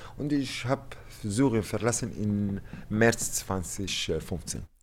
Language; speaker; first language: German; non-native, learner; Arabic